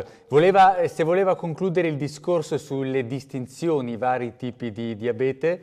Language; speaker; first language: Italian; native; Italian